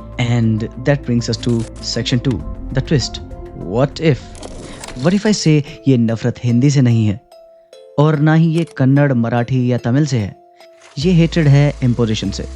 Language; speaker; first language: Hindi; native; Hindi